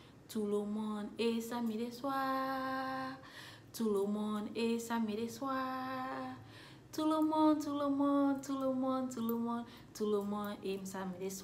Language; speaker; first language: French; non-native, learner; English